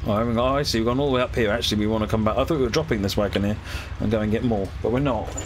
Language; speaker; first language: English; native; English